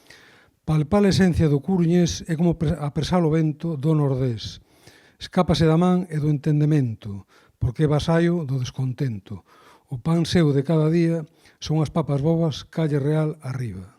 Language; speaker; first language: Spanish; native; Spanish